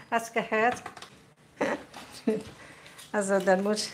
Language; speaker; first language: German; non-native, learner; Thai